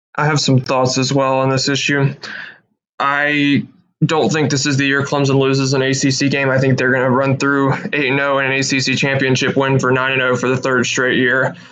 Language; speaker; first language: English; native; English